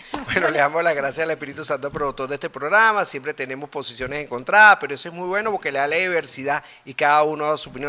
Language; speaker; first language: Spanish; native; Spanish